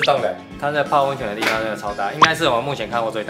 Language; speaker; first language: Chinese; native; Chinese